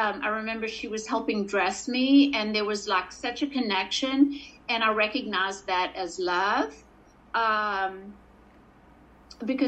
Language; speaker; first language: English; native; English